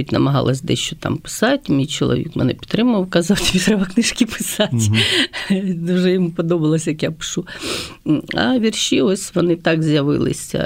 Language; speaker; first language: Ukrainian; native; Ukrainian